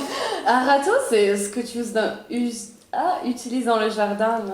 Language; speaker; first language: French; early bilingual, other home language; Italian